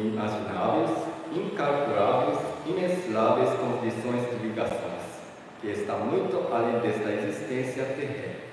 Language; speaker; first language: Portuguese; non-native, fluent; Japanese